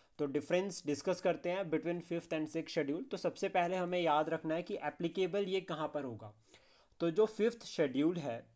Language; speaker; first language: Hindi; native; Hindi